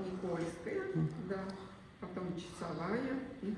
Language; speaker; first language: Russian; native; Russian